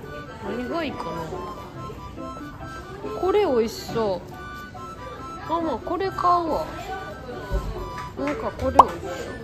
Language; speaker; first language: Japanese; native; Japanese